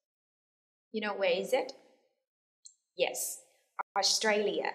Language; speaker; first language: English; non-native, fluent; Vietnamese